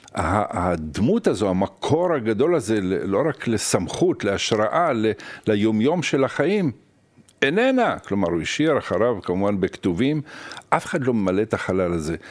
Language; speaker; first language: Hebrew; early bilingual, other home language; Arabic